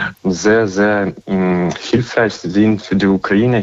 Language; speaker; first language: German; non-native, fluent; Ukrainian